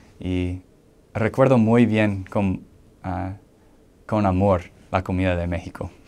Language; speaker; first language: Spanish; non-native, fluent; English